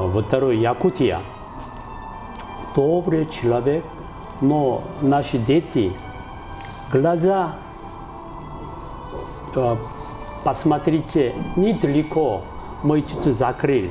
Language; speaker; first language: Russian; non-native, learner; Korean